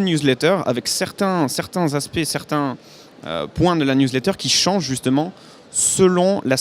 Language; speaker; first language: French; native; French